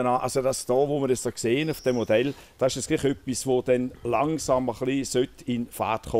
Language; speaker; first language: German; native; German